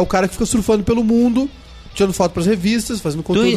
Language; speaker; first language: Portuguese; native; Portuguese